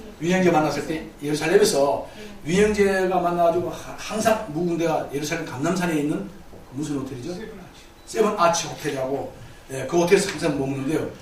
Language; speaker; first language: Korean; native; Korean